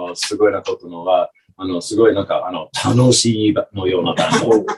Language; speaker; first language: Japanese; non-native, learner; English